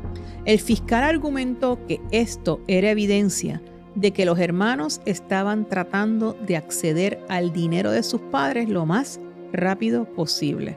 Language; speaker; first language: Spanish; native; Spanish